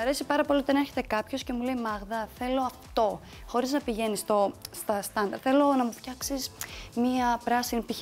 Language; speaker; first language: Greek; native; Greek